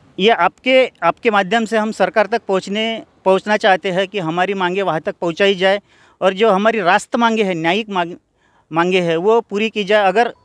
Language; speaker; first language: Hindi; non-native, local second language; Marathi